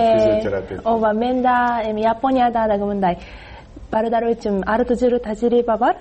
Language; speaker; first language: Kyrgyz; non-native, learner; Japanese